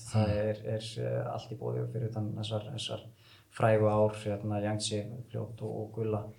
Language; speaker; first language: Icelandic; early bilingual, heritage; Icelandic